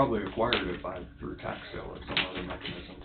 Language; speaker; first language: English; native; English